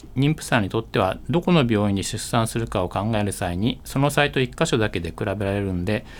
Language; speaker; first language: Japanese; native; Japanese